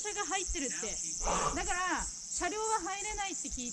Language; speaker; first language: Japanese; native; Japanese